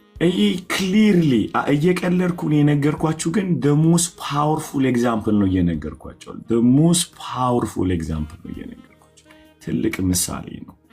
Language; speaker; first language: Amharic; non-native, local second language; Somali